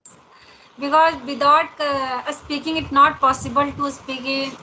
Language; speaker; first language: English; non-native, learner; Hindi